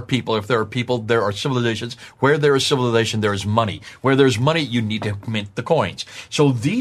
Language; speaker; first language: English; native; English